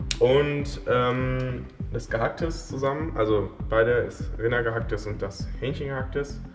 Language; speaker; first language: German; early bilingual, heritage; Dutch